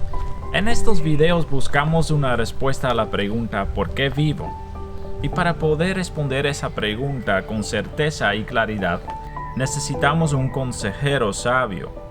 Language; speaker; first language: Spanish; non-native, fluent; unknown